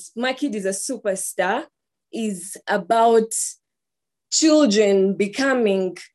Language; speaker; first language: English; non-native, local second language; Ganda